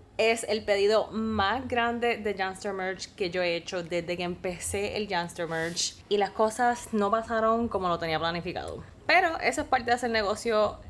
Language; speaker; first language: Spanish; native; Spanish